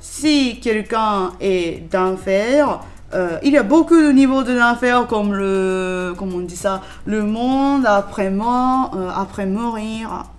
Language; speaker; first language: French; non-native, learner; Japanese